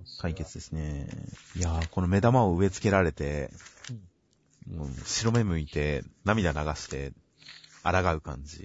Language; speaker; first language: Japanese; native; Japanese